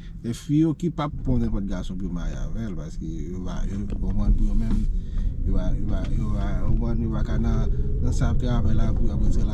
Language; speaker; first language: French; non-native, learner; Haitian Creole